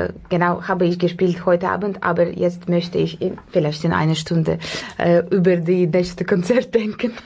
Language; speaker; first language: German; non-native, learner; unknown